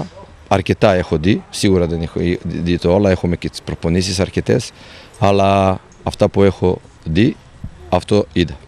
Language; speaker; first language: Greek; non-native, fluent; Serbian